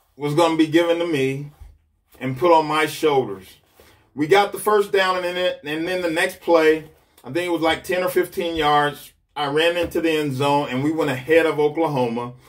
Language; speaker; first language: English; native; English